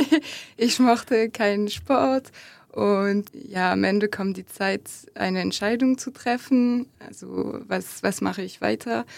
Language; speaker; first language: German; non-native, fluent; French